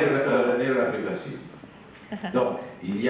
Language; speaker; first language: French; non-native, fluent; Italian